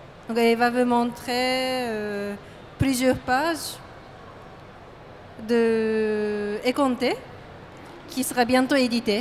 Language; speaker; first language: French; non-native, learner; Japanese